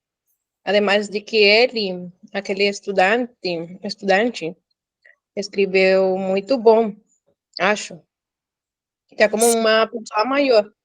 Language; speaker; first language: Portuguese; non-native, learner; Spanish